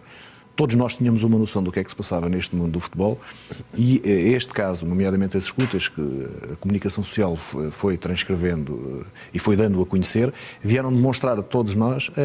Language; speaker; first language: Portuguese; native; Portuguese